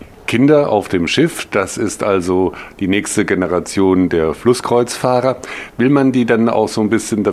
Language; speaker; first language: German; native; German